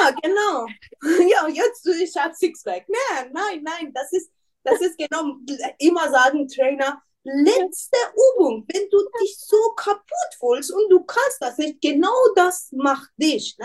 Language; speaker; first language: German; non-native, learner; Persian